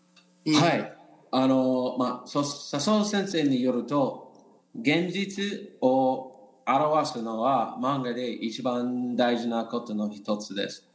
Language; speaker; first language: Japanese; non-native, learner; English